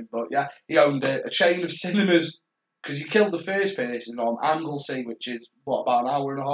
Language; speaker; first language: English; native; English